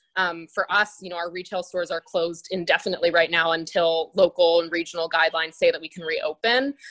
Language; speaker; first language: English; native; English